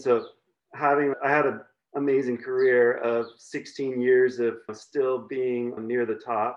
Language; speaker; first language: English; native; English